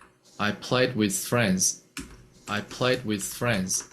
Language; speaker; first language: English; non-native, fluent; Korean